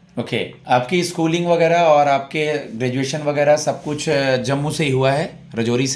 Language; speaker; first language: Hindi; native; Hindi